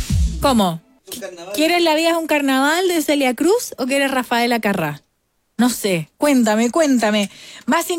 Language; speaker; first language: Spanish; native; Spanish